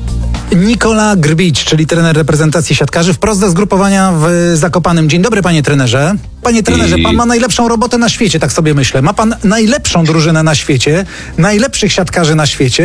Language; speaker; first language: Polish; native; Polish